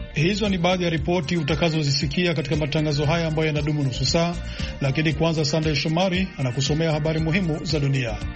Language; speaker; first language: Swahili; non-native, local second language; Rundi